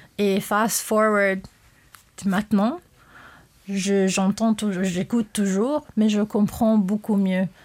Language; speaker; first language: French; non-native, fluent; English